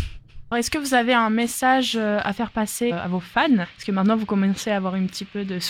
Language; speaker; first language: French; native; French